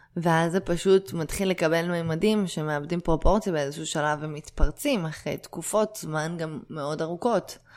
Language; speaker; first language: Hebrew; early bilingual, other home language; Russian